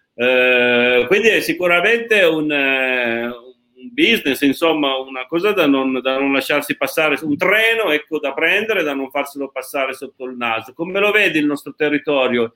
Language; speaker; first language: Italian; native; Italian